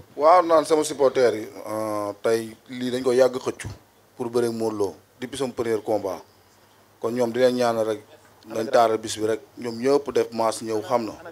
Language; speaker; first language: Wolof; non-native, local second language; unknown